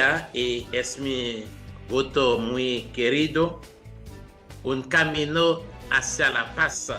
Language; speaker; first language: Spanish; non-native, fluent; Haitian Creole